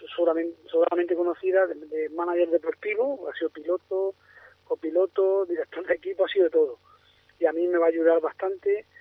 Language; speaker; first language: Spanish; native; Spanish